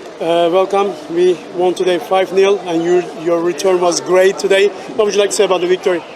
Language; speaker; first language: English; non-native, fluent; Turkish